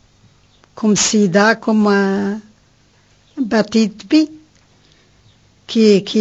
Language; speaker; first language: French; non-native, learner; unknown